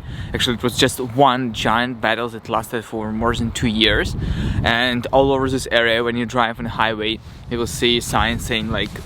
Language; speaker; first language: English; non-native, fluent; Russian